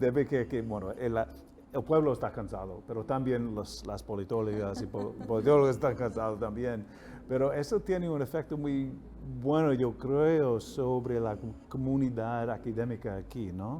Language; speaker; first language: Spanish; non-native, fluent; English